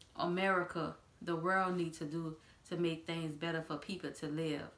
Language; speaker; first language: English; native; English